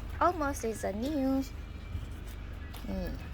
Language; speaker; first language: English; non-native, learner; Thai